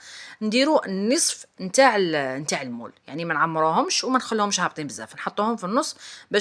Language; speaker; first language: Arabic; native; Arabic